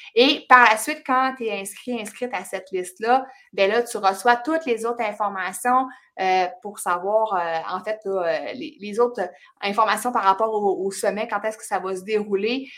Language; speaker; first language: French; native; French